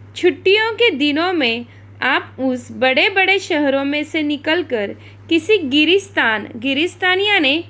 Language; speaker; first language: Hindi; non-native, local second language; Marathi